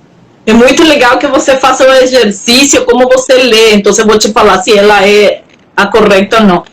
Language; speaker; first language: Portuguese; non-native, local second language; Spanish